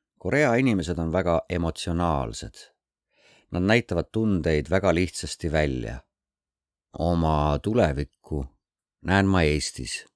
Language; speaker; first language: Estonian; non-native, fluent; Korean